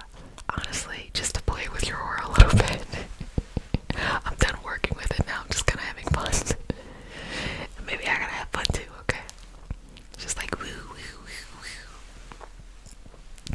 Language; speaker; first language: English; native; English